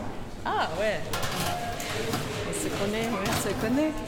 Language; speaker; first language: French; non-native, learner; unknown